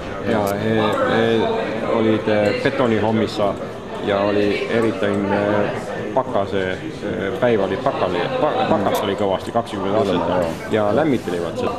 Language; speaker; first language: Finnish; non-native, learner; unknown